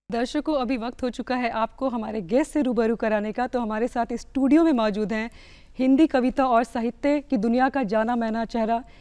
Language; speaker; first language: Hindi; native; Hindi